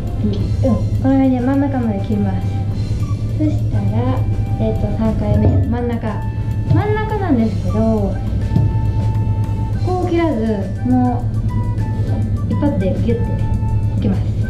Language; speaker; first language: Japanese; native; Japanese